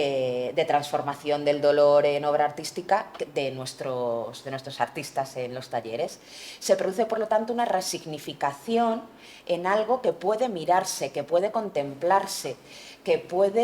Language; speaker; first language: Spanish; native; Spanish